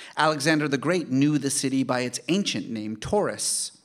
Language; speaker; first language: English; early bilingual, other home language; Persian